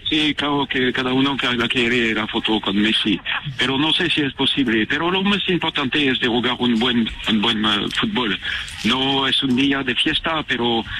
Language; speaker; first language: Spanish; non-native, learner; French